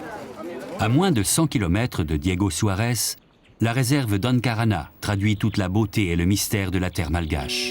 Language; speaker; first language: French; native; French